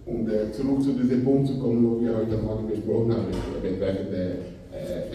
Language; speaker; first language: German; non-native, fluent; Portuguese